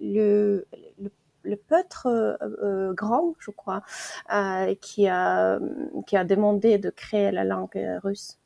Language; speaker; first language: French; non-native, fluent; Ukrainian